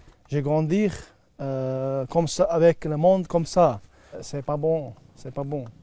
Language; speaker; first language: French; non-native, learner; Chechen